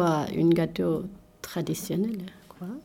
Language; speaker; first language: French; non-native, learner; Albanian